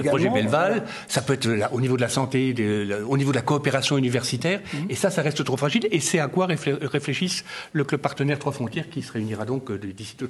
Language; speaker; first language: French; native; French